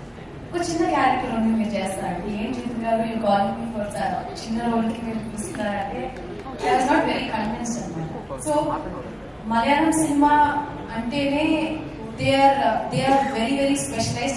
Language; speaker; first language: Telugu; non-native, fluent; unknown